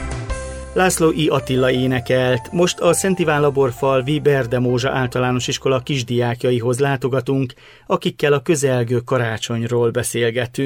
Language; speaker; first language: Hungarian; native; Hungarian